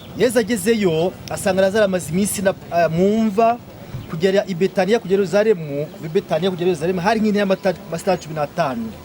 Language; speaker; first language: Kinyarwanda; native; Kinyarwanda